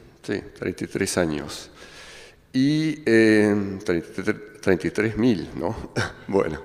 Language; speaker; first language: Spanish; early bilingual, other home language; German